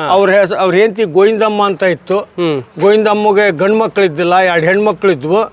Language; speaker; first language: Kannada; native; Kannada